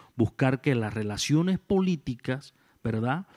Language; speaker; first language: Spanish; native; Spanish